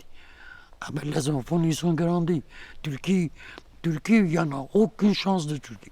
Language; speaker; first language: French; non-native, learner; Kurdish